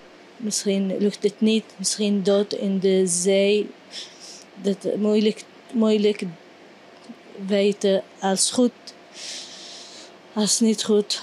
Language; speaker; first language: Dutch; non-native, learner; Arabic